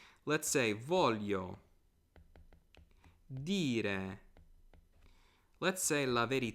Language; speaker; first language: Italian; non-native, fluent; English